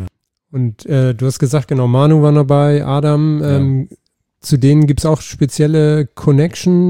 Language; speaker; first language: German; native; German